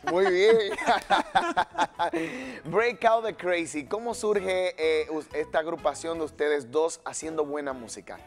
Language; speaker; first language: Spanish; native; Spanish